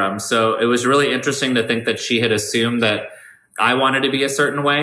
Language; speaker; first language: English; native; English